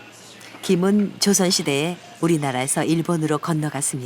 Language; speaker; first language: Korean; native; Korean